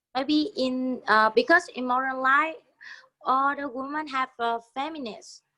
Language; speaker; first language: English; non-native, learner; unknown